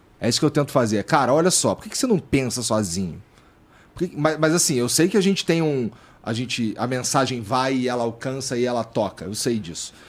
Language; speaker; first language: Portuguese; native; Portuguese